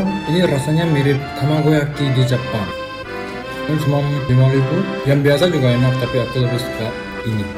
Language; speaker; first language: Indonesian; non-native, learner; Japanese